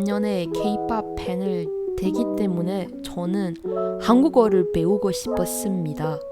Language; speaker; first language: Korean; non-native, learner; Malagasy